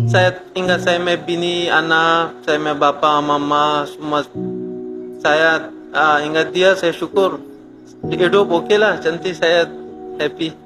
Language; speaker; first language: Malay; non-native, learner; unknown